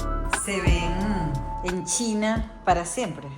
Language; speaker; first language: Spanish; native; Spanish